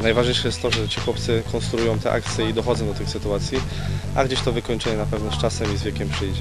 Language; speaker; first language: Polish; native; Polish